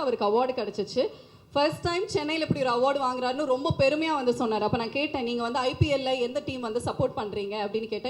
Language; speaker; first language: Tamil; native; Tamil